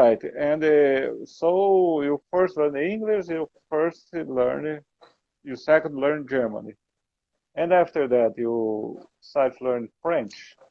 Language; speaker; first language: English; non-native, learner; Portuguese